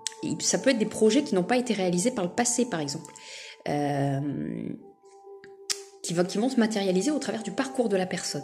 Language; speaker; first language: French; native; French